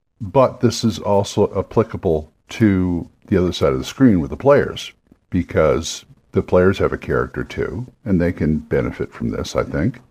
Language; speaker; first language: English; native; English